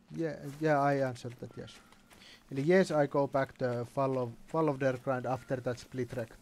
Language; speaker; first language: English; non-native, learner; Finnish